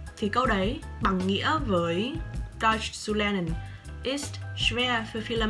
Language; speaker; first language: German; non-native, fluent; Vietnamese